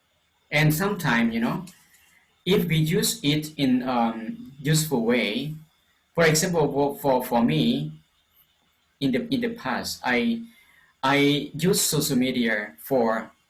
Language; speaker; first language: English; non-native, fluent; Lao